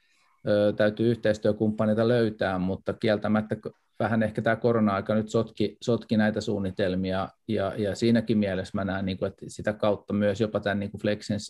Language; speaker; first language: Finnish; native; Finnish